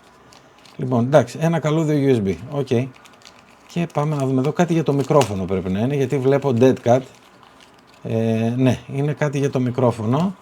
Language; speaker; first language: Greek; native; Greek